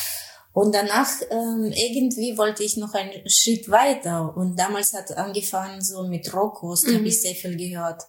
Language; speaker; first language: German; non-native, fluent; Russian